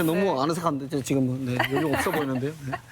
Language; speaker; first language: Korean; native; Korean